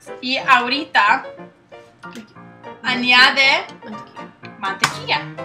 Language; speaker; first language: Spanish; non-native, learner; English